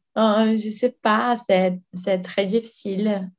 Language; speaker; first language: French; non-native, learner; Portuguese